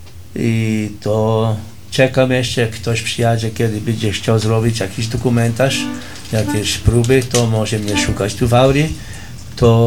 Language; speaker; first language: Polish; early bilingual, heritage; Polish